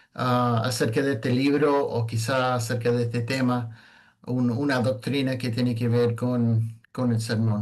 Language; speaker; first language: Spanish; non-native, fluent; English